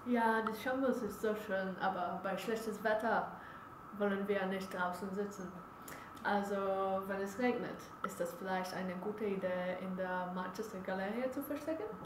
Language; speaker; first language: German; non-native, learner; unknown